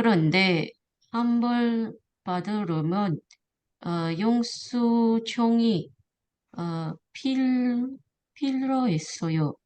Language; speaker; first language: Korean; non-native, learner; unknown